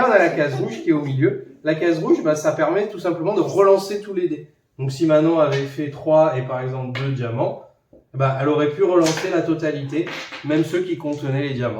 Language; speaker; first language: French; native; French